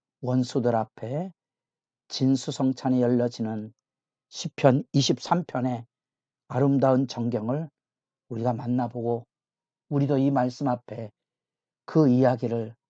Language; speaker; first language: Korean; native; Korean